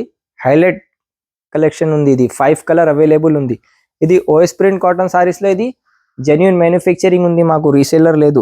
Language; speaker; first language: Telugu; non-native, local second language; Urdu